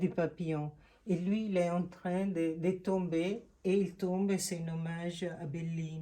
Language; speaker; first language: French; non-native, fluent; Italian